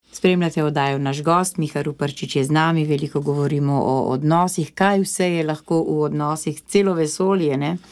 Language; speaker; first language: Slovenian; native; Slovenian